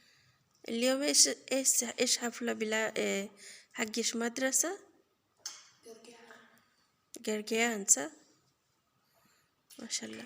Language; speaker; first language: Arabic; non-native, learner; Bangla